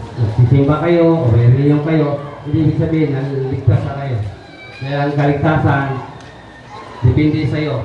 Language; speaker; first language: Filipino; non-native, local second language; Cebuano